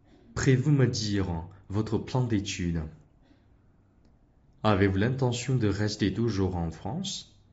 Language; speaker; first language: French; non-native, fluent; Chinese